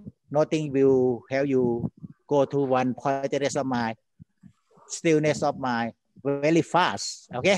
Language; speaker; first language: English; non-native, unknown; Thai